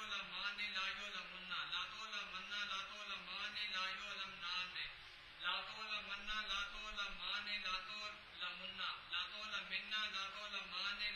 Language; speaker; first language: Arabic; non-native, learner; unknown